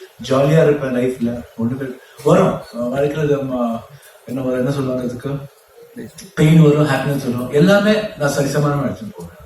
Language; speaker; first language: Tamil; non-native, local second language; Kannada